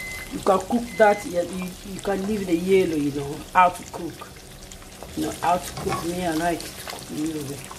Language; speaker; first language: English; non-native, learner; Lingala